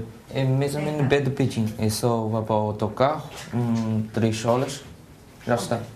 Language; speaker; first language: Portuguese; non-native, learner; Chinese